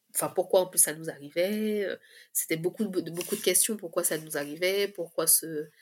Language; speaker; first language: French; native; French